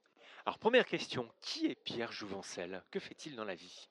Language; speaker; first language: French; native; French